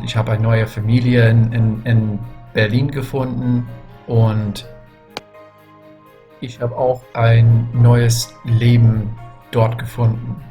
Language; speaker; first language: German; non-native, fluent; English